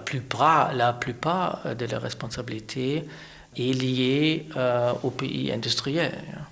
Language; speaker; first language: French; non-native, fluent; German